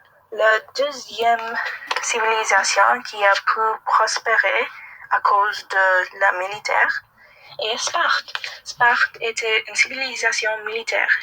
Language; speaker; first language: French; non-native, learner; English